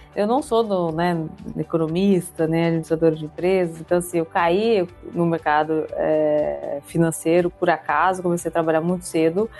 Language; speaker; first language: Portuguese; native; Portuguese